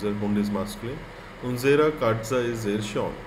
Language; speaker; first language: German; non-native, fluent; Hindi